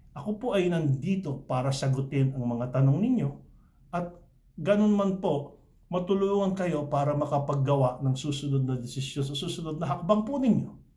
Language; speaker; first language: Filipino; early bilingual, heritage; Filipino